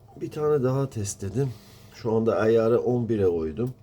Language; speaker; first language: Turkish; non-native, learner; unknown